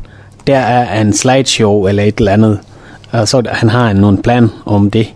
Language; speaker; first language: Danish; non-native, learner; Tamil